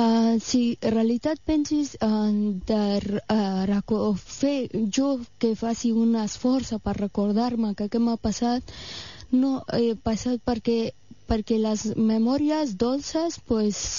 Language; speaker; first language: Catalan; non-native, fluent; Persian